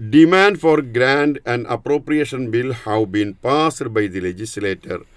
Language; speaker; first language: English; non-native, local second language; Malayalam